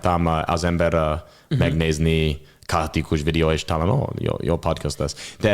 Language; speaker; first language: Hungarian; non-native, learner; English